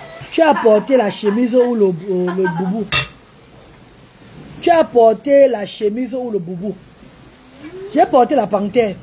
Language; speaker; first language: French; non-native, local second language; Lingala